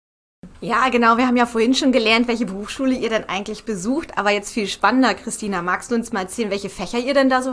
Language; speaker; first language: German; native; German